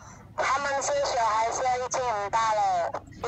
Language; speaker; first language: Chinese; non-native, fluent; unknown